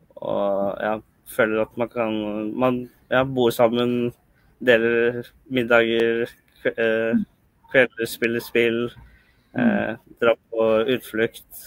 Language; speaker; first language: Norwegian; early bilingual, other home language; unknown